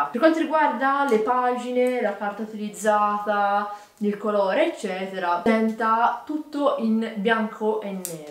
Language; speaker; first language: Italian; native; Italian